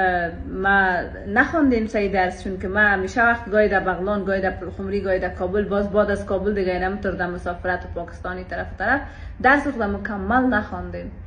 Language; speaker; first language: Persian; native; Persian